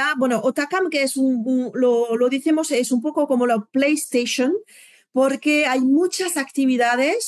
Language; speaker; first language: Spanish; non-native, fluent; French